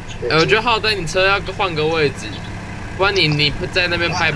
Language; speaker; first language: Chinese; native; Chinese